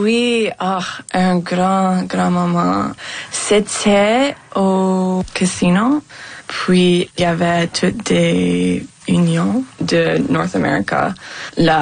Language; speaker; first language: French; non-native, local second language; English